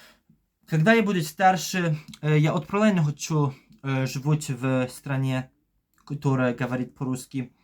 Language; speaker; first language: Russian; non-native, learner; Polish